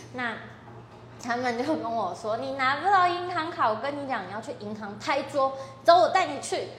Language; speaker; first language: Chinese; native; Chinese